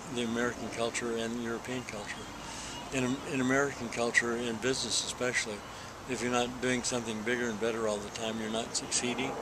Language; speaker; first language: English; native; English